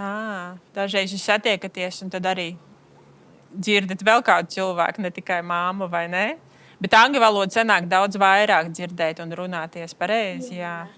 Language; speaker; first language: Latvian; native; Latvian